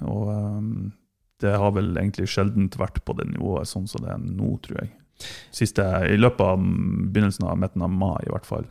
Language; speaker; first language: Norwegian; non-native, fluent; German